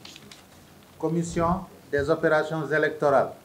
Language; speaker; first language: French; non-native, local second language; Wolof